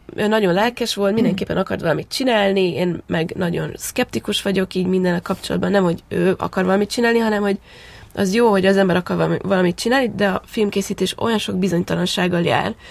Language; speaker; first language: Hungarian; early bilingual, heritage; Hungarian